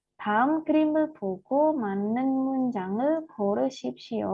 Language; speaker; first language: Korean; non-native, fluent; Indonesian